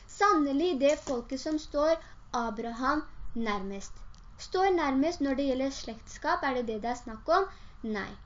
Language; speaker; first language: Norwegian; early bilingual, other home language; Urdu